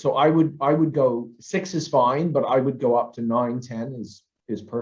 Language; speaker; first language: English; native; English